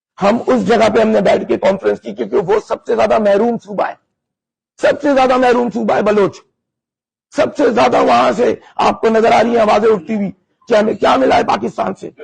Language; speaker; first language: Urdu; native; Urdu